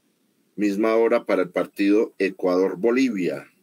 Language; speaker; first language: Spanish; native; Spanish